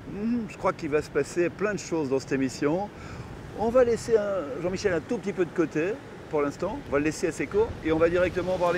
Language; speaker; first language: French; native; French